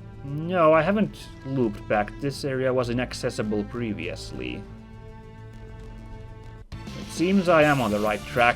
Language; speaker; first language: English; native; English